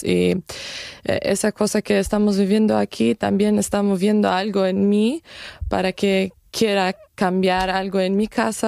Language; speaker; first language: Spanish; non-native, fluent; German